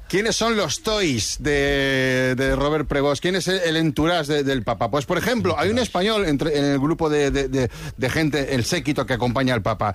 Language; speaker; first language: Spanish; native; Spanish